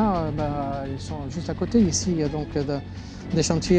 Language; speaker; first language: French; native; French